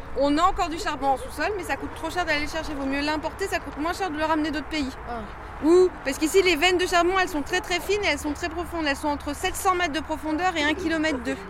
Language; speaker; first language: French; native; French